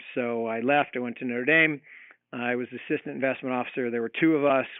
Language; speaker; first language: English; native; English